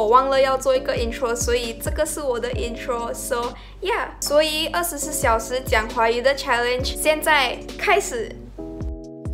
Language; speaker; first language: Chinese; non-native, local second language; Malay